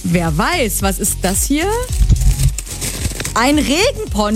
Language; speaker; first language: German; native; German